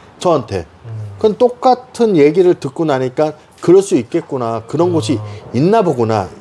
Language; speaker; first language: Korean; native; Korean